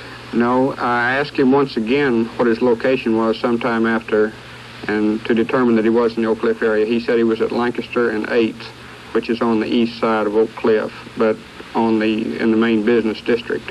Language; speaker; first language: English; native; English